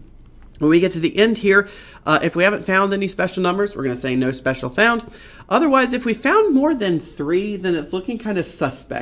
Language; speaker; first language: English; native; English